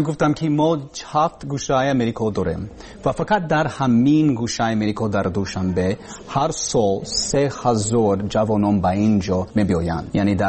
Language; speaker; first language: Persian; non-native, learner; English